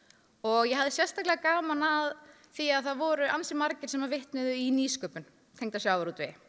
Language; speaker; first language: Icelandic; native; Icelandic